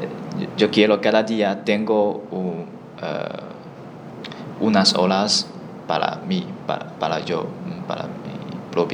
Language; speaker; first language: Spanish; non-native, learner; Chinese